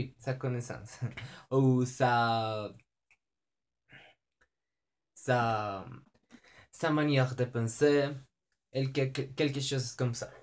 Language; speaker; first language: French; non-native, learner; Spanish